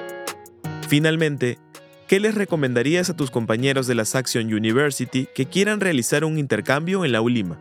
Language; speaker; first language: Spanish; native; Spanish